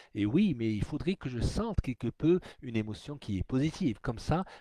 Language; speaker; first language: French; non-native, local second language; Arabic